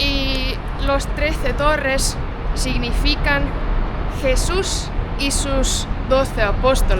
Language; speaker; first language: Spanish; non-native, fluent; Estonian